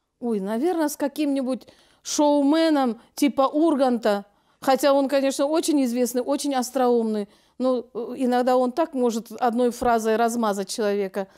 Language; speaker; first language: Russian; non-native, local second language; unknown